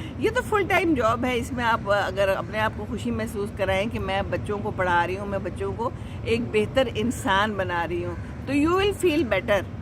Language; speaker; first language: Urdu; non-native, local second language; Pashto